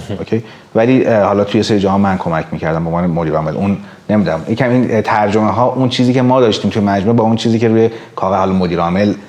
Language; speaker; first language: Persian; native; Persian